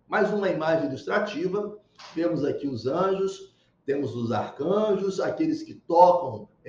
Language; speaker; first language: Portuguese; native; Portuguese